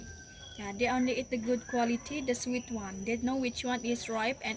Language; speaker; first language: English; non-native, fluent; Indonesian